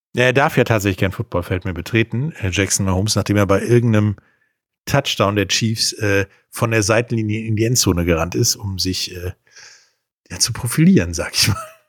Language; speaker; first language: German; native; German